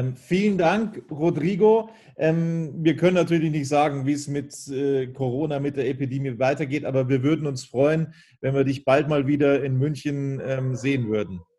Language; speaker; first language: German; native; German